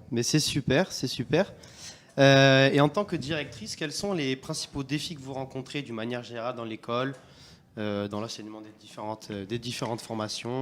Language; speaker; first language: French; native; French